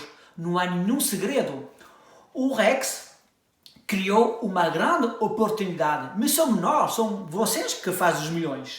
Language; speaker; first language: Portuguese; early bilingual, heritage; French